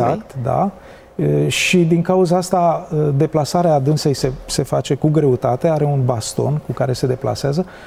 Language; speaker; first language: Romanian; native; Romanian